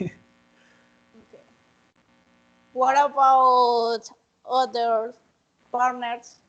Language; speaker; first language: English; non-native, learner; Spanish